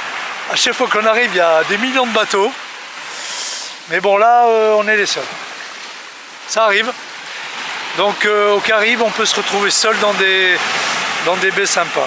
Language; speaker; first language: French; native; French